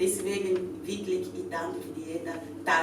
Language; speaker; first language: German; non-native, learner; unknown